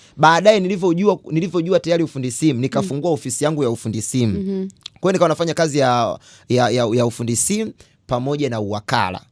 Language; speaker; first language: Swahili; native; Swahili